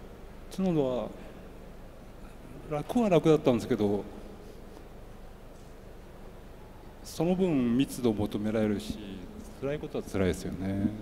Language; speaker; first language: Japanese; native; Japanese